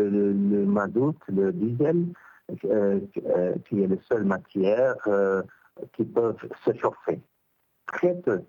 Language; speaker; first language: French; non-native, local second language; Arabic